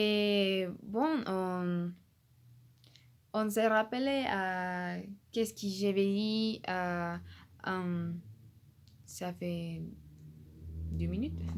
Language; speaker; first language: French; non-native, learner; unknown